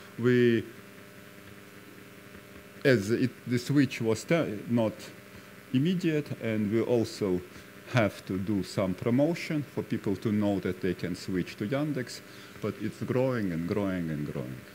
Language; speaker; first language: English; non-native, fluent; Russian